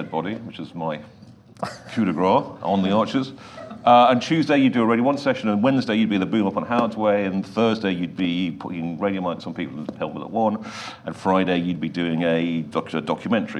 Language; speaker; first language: English; native; English